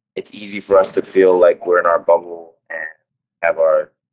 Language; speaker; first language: English; native; English